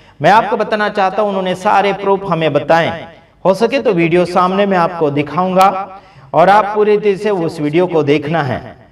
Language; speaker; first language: Hindi; non-native, local second language; Gujarati